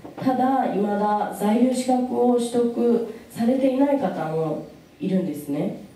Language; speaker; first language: Japanese; early bilingual, other home language; Rohingya